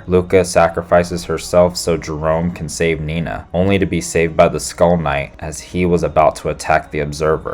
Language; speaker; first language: English; native; English